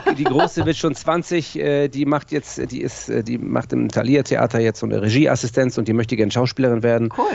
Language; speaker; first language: German; native; German